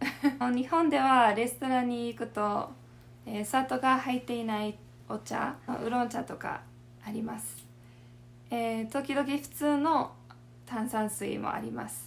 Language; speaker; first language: Japanese; non-native, fluent; English